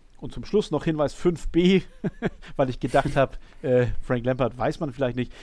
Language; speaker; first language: German; native; German